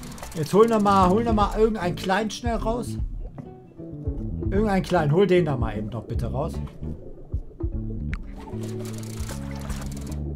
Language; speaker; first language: German; native; German